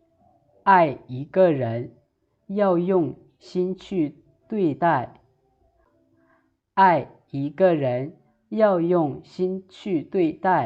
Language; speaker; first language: Chinese; non-native, fluent; Lao